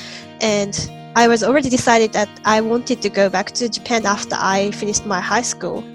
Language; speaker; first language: English; non-native, fluent; Japanese